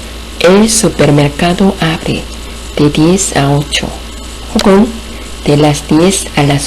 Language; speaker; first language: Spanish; non-native, fluent; Korean